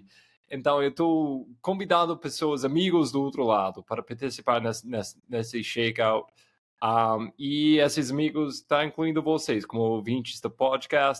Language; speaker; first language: Portuguese; non-native, fluent; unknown